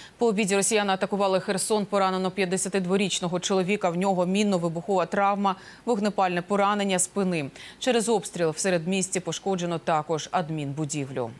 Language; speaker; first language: Ukrainian; native; Ukrainian